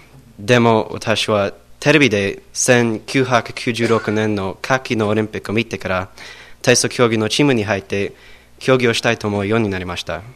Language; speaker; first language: Japanese; non-native, learner; English